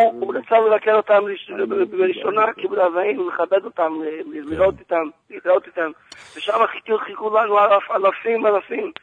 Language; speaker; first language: Hebrew; non-native, fluent; English